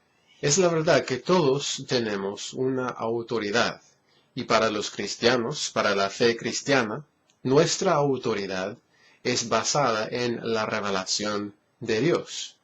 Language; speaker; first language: Spanish; non-native, fluent; English